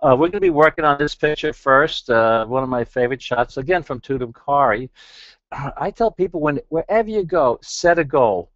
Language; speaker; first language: English; native; English